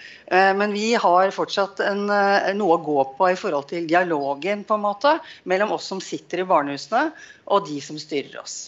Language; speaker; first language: Norwegian; native; Norwegian